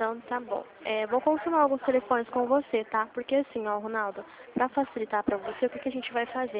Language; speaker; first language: Portuguese; native; Portuguese